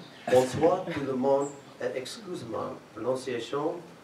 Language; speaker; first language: French; non-native, learner; English